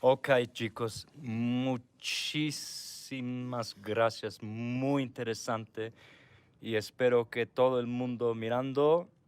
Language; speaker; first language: Spanish; non-native, fluent; English